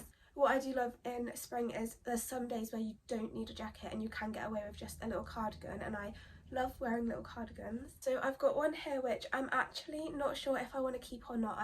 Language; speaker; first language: English; native; English